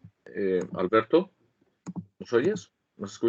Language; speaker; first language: Spanish; native; Spanish